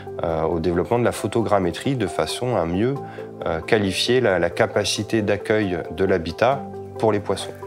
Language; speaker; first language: French; native; French